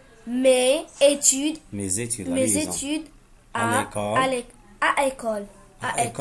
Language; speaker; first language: French; non-native, local second language; Arabic